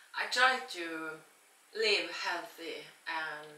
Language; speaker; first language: English; non-native, learner; Norwegian